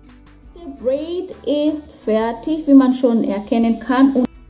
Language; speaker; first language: German; non-native, fluent; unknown